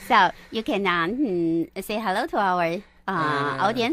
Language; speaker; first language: English; non-native, local second language; Chinese